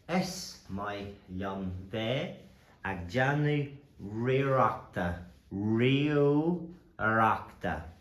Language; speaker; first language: Irish; non-native, local second language; English